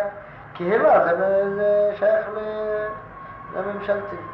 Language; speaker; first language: Hebrew; non-native, fluent; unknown